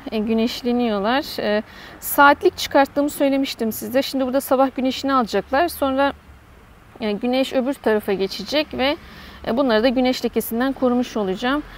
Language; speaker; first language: Turkish; native; Turkish